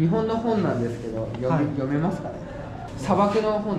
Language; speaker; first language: Japanese; native; Japanese